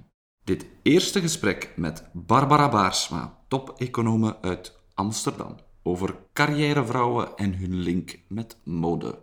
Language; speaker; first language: Dutch; native; Dutch